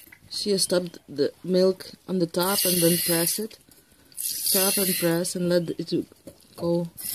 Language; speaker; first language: English; non-native, fluent; Ukrainian